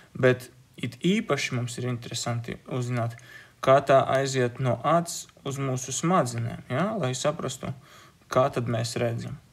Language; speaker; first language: Latvian; non-native, local second language; Russian